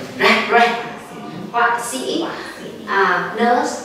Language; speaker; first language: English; non-native, learner; Vietnamese